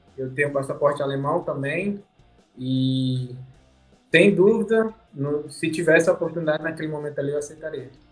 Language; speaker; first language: Portuguese; native; Portuguese